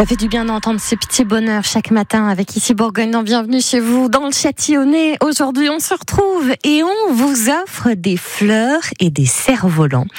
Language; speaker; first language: French; native; French